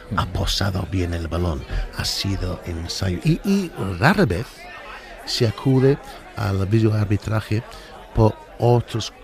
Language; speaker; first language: Spanish; non-native, fluent; English